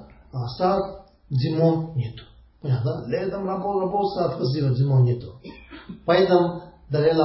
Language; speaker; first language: Russian; non-native, learner; Tibetan